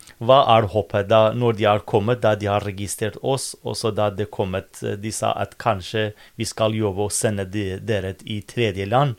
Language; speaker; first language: Norwegian; non-native, fluent; Kurdish